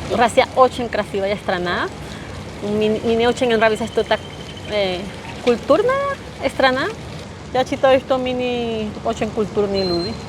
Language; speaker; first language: Russian; non-native, learner; Spanish